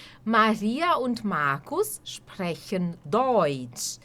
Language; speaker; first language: German; non-native, fluent; Portuguese